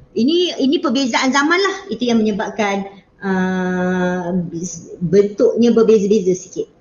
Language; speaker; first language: Malay; native; Malay